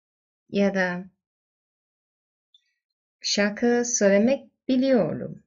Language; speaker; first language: Turkish; non-native, learner; Chinese